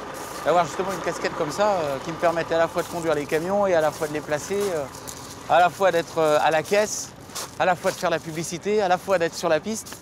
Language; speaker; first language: French; native; French